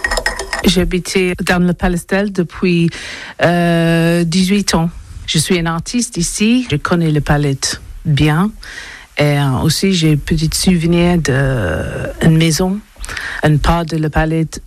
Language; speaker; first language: French; non-native, learner; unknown